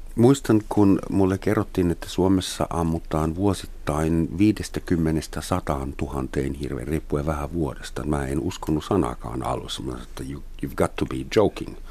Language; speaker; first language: Finnish; non-native, fluent; German